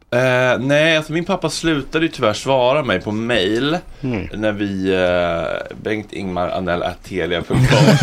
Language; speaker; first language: Swedish; native; Swedish